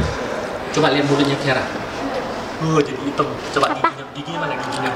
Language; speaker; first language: Indonesian; native; Indonesian